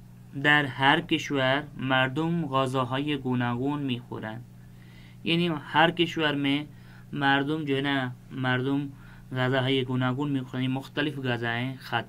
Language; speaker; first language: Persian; non-native, fluent; Urdu